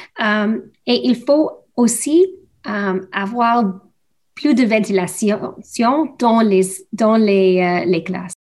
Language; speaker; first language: French; non-native, learner; English